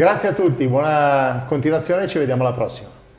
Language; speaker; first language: Italian; native; Italian